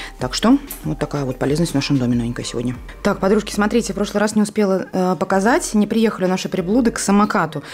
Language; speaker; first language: Russian; non-native, local second language; Latvian